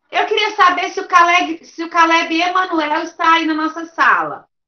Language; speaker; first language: Portuguese; native; Portuguese